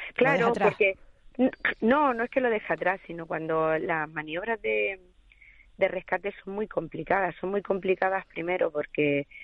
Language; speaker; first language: Spanish; native; Spanish